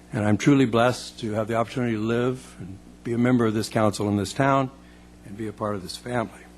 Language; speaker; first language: English; native; English